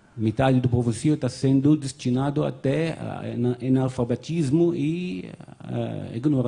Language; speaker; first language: Portuguese; non-native, fluent; Arabic